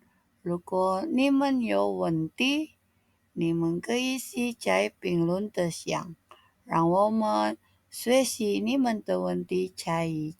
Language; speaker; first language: Chinese; non-native, learner; Indonesian